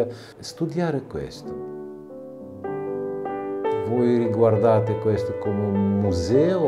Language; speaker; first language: Italian; non-native, learner; Russian